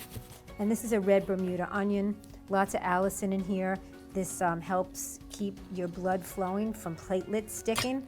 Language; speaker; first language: English; native; English